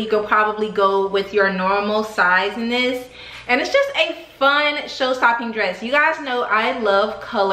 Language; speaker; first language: English; native; English